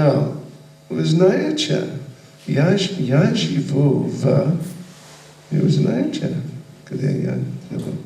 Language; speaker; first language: Russian; non-native, learner; English